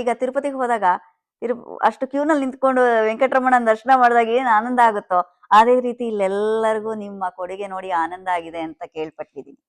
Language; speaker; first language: Kannada; native; Kannada